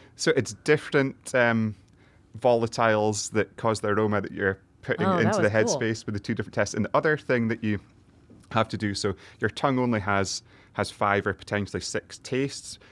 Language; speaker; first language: English; native; English